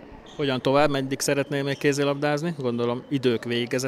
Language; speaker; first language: Hungarian; native; Hungarian